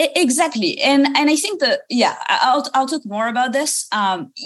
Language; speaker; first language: English; non-native, fluent; French